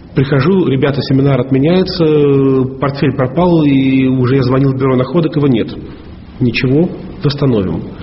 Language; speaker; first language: Russian; native; Russian